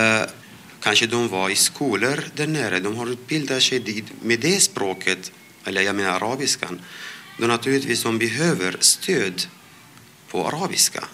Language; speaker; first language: Swedish; non-native, fluent; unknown